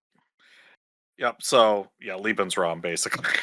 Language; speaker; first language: English; native; English